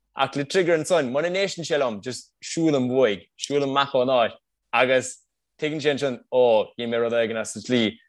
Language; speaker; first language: Irish; native; Irish